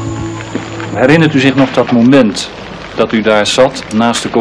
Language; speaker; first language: Dutch; native; Dutch